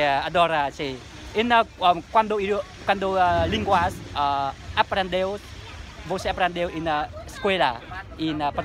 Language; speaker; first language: Portuguese; non-native, learner; Vietnamese